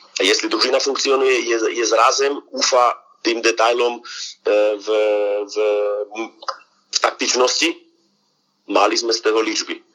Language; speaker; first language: Polish; non-native, learner; Slovak